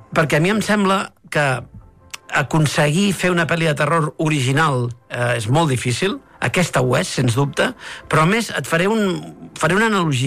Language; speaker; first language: Catalan; native; Catalan